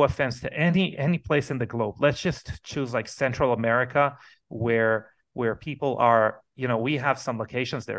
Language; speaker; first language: English; non-native, fluent; Hebrew